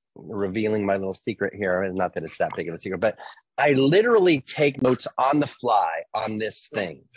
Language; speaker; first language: English; native; English